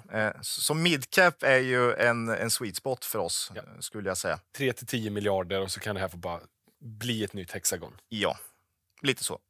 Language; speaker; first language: Swedish; native; Swedish